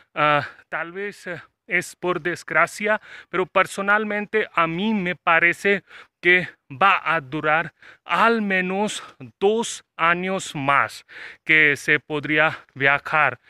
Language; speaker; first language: Spanish; non-native, fluent; Hindi